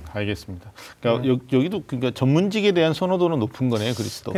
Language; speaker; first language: Korean; native; Korean